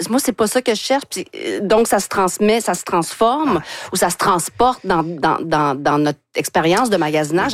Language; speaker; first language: French; native; French